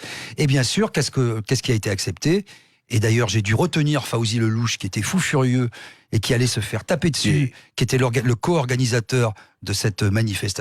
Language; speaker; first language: French; native; French